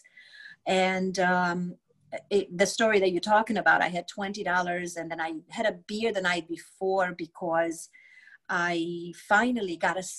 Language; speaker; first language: English; non-native, fluent; Romanian